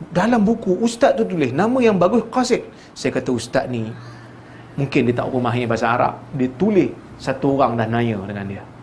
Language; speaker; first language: Malay; native; Malay